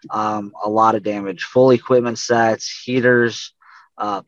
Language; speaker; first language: English; native; English